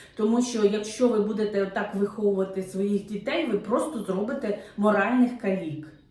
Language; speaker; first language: Ukrainian; non-native, local second language; Russian